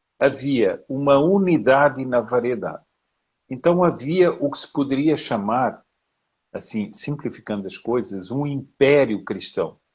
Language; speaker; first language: Portuguese; native; Portuguese